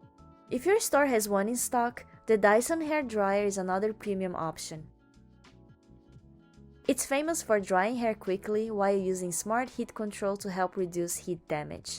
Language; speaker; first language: English; native; English